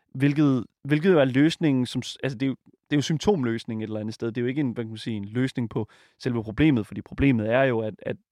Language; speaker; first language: Danish; native; Danish